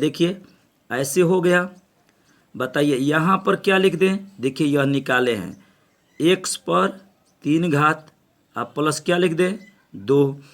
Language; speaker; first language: Hindi; native; Hindi